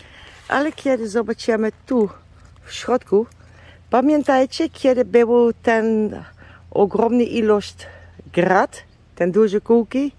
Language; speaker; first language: Polish; non-native, learner; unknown